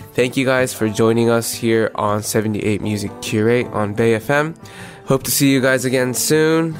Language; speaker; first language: English; early bilingual, other home language; Japanese